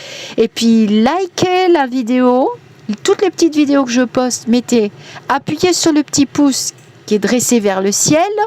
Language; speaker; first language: French; native; French